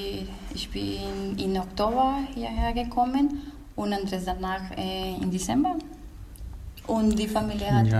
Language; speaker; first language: German; non-native, learner; Spanish